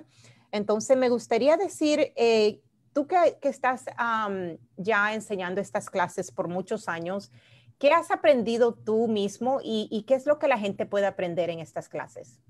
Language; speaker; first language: Spanish; early bilingual, heritage; Spanish